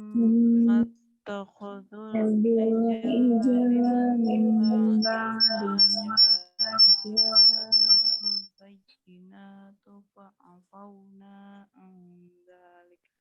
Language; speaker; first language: Arabic; non-native, learner; Indonesian